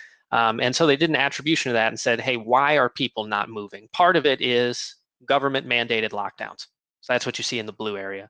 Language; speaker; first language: English; native; English